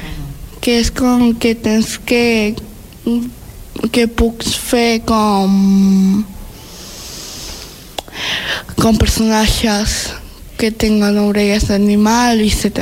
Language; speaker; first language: Catalan; early bilingual, other home language; Spanish